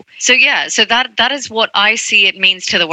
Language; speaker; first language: English; non-native, local second language; Cantonese